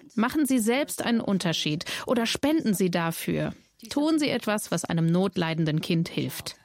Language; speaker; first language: German; non-native, fluent; English